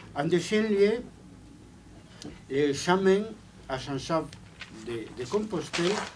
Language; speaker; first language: French; non-native, fluent; Spanish